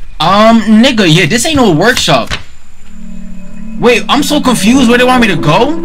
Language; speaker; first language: English; native; English